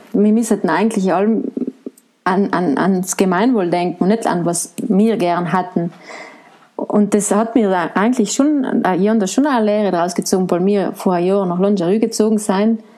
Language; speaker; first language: German; non-native, local second language; Ladin